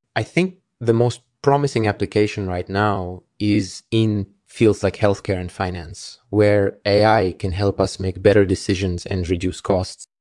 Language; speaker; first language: English; native; English